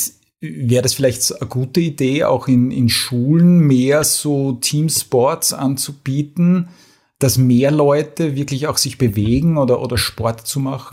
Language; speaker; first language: German; native; German